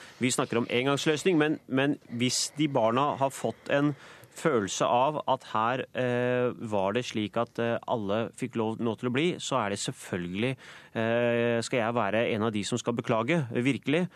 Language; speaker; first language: Norwegian; native; Norwegian